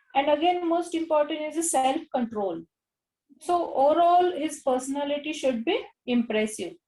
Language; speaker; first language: English; non-native, local second language; Marathi